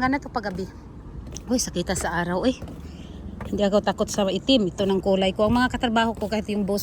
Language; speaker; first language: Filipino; non-native, local second language; Cebuano